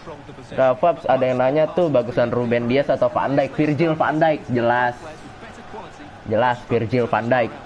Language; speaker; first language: Indonesian; native; Indonesian